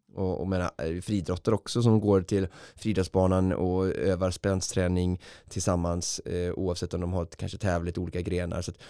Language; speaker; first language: Swedish; native; Swedish